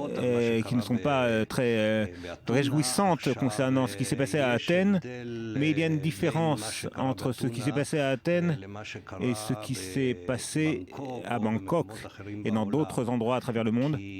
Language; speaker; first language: French; non-native, fluent; Hebrew